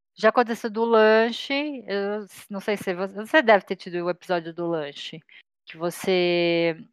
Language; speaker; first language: Portuguese; native; Portuguese